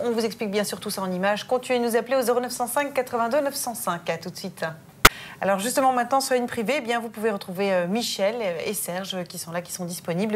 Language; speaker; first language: French; native; French